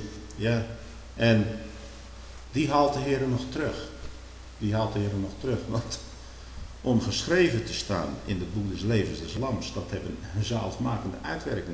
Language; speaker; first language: Dutch; native; Dutch